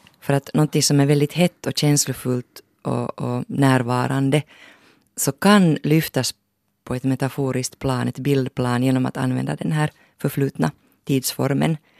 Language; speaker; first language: Swedish; native; Swedish